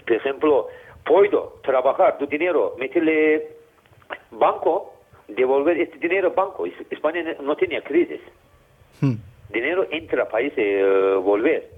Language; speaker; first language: Spanish; non-native, learner; Azerbaijani